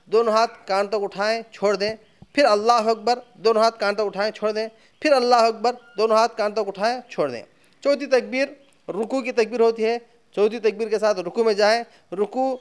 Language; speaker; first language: Hindi; non-native, local second language; Urdu